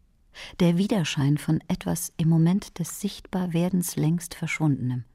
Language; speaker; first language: German; native; German